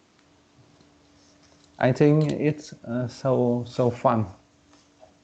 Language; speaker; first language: English; non-native, learner; Vietnamese